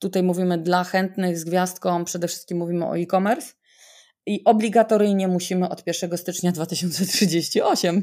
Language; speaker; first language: Polish; native; Polish